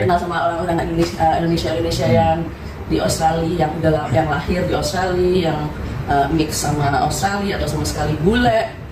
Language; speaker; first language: Indonesian; native; Indonesian